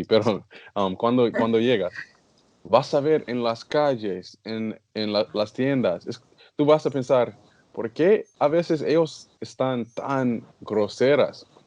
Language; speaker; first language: Spanish; non-native, learner; English